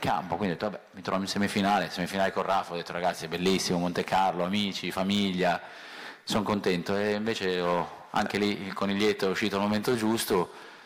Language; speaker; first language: Italian; native; Italian